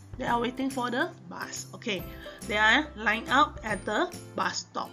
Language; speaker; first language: English; non-native, local second language; Chinese